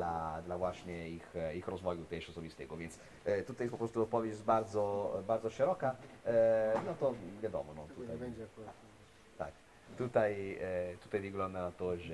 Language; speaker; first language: Polish; non-native, fluent; Italian